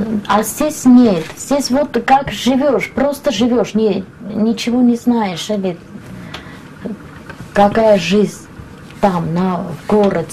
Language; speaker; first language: Russian; non-native, local second language; Armenian